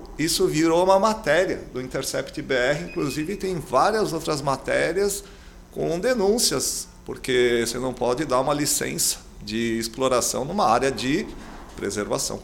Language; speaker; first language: Portuguese; native; Portuguese